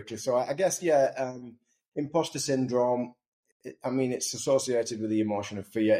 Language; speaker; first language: English; native; English